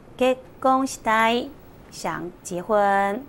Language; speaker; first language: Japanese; non-native, fluent; Chinese